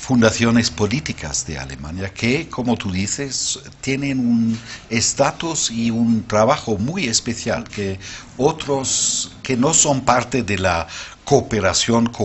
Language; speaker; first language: Spanish; non-native, fluent; German